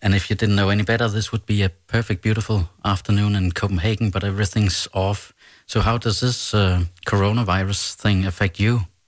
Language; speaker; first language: English; non-native, fluent; Danish